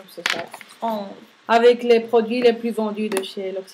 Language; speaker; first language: French; non-native, fluent; Spanish